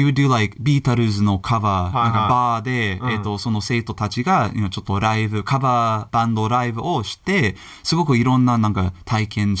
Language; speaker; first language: Japanese; non-native, learner; English